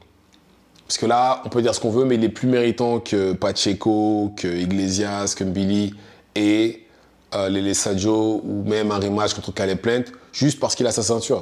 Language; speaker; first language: French; native; French